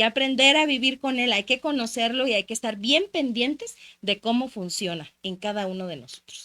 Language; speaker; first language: Spanish; native; Spanish